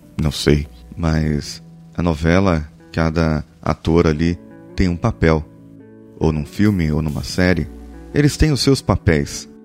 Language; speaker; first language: Portuguese; native; Portuguese